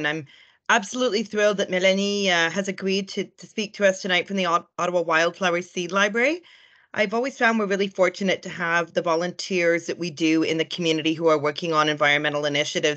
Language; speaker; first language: English; native; English